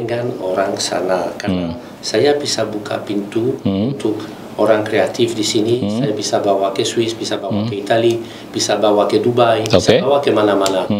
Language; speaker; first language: Indonesian; non-native, learner; Italian